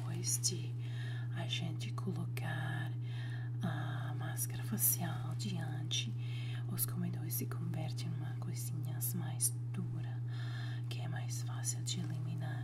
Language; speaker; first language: Portuguese; non-native, fluent; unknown